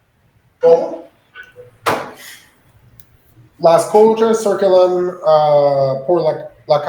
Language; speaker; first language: Spanish; non-native, learner; English